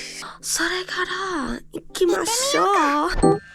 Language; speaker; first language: Japanese; non-native, learner; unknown